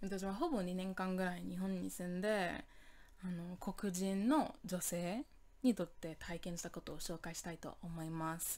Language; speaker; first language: Japanese; non-native, fluent; English